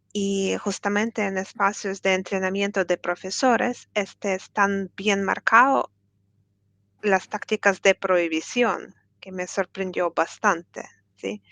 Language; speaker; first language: Spanish; non-native, fluent; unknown